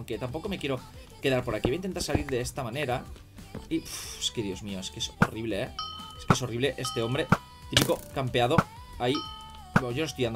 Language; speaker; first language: Spanish; native; Spanish